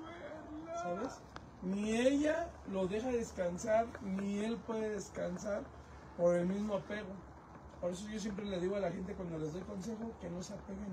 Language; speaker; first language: Spanish; native; Spanish